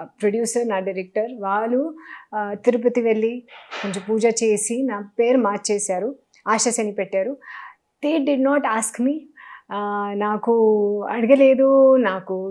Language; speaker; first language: Telugu; non-native, learner; Hindi